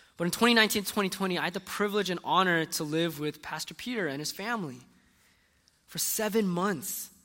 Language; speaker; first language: English; early bilingual, other home language; Korean